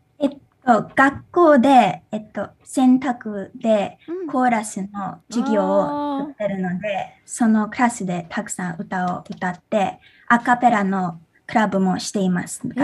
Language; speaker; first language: Japanese; early bilingual, heritage; English